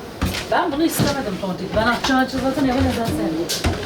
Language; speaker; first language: Turkish; native; Turkish